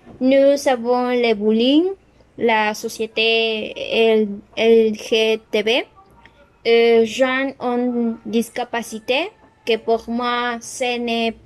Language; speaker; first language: French; non-native, learner; Spanish